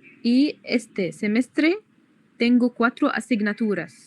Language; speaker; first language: Spanish; non-native, fluent; Arabic